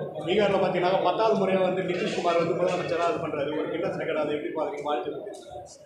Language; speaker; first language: Tamil; native; Tamil